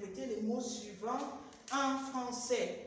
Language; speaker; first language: French; non-native, fluent; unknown